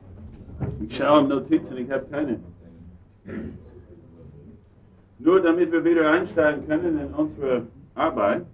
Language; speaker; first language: German; non-native, fluent; English